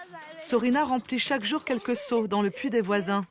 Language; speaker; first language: French; native; French